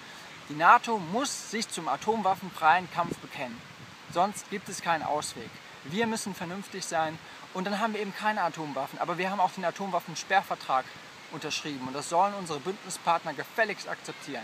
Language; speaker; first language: German; native; German